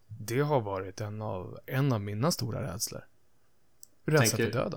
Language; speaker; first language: Swedish; native; Swedish